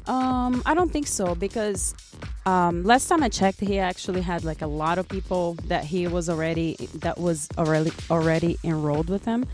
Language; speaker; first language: English; non-native, fluent; Portuguese